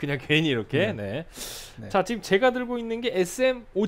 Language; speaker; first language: Korean; native; Korean